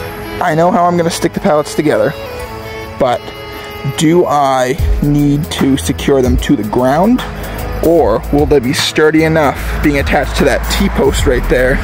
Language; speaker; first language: English; native; English